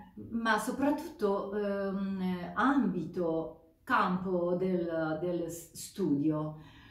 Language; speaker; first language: Italian; non-native, fluent; Japanese